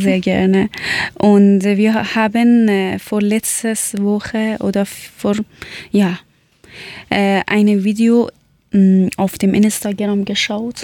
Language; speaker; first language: German; non-native, learner; Persian